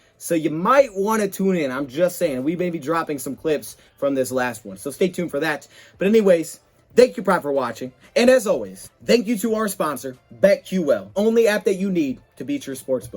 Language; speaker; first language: English; native; English